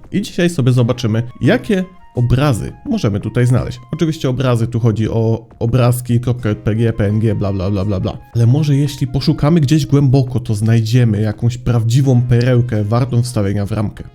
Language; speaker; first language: Polish; native; Polish